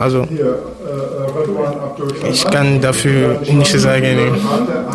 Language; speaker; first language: German; non-native, learner; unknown